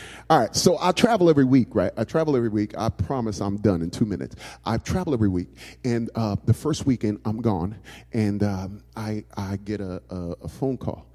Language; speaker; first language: English; native; English